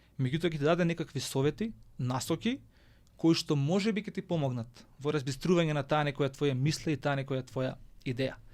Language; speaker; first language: Macedonian; native; Macedonian